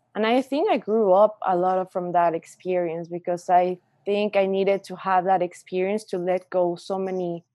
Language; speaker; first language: English; non-native, fluent; Spanish